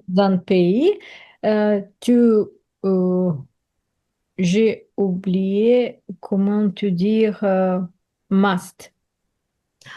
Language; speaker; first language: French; non-native, learner; Ukrainian